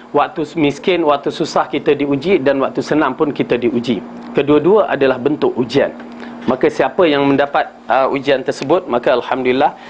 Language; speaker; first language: Malay; native; Malay